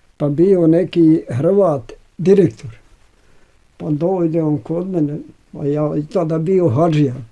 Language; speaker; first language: Bosnian; native; Bosnian